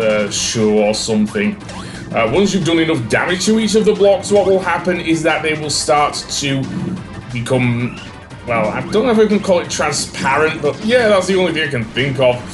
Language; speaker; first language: English; native; English